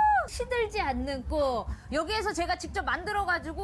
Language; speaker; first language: Korean; native; Korean